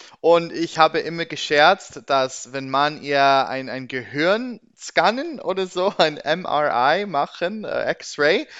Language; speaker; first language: German; non-native, learner; English